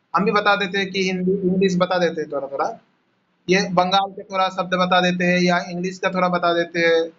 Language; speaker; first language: Hindi; non-native, local second language; Bangla